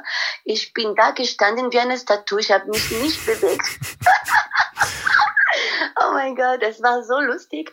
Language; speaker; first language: German; non-native, fluent; French